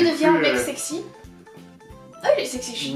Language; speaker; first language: French; native; French